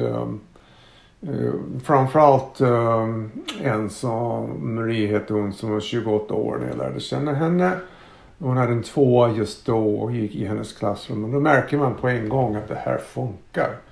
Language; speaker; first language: Swedish; non-native, fluent; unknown